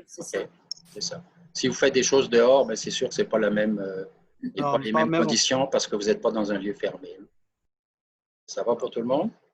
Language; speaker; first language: French; native; French